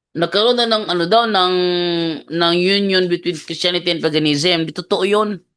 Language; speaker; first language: Filipino; non-native, local second language; Cebuano